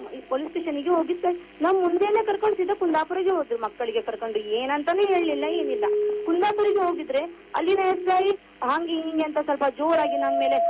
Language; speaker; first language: Kannada; non-native, local second language; Urdu